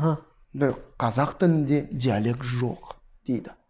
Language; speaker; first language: Kazakh; non-native, fluent; Russian